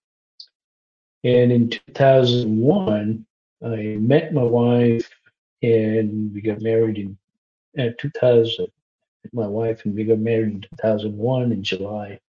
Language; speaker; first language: English; non-native, local second language; Malayalam